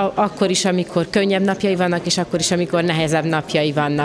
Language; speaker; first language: Hungarian; native; Hungarian